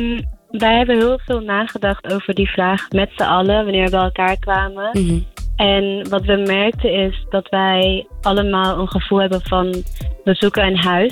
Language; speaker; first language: Dutch; early bilingual, other home language; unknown